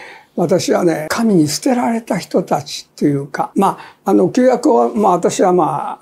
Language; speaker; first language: Japanese; native; Japanese